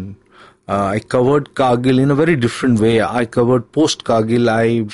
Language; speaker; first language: English; non-native, local second language; Hindi